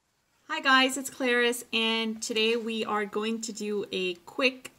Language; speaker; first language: English; native; English